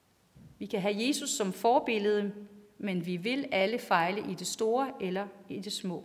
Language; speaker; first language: Danish; native; Danish